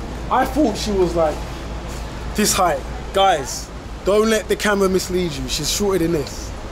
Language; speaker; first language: English; native; English